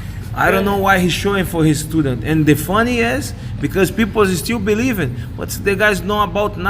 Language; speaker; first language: English; non-native, learner; Portuguese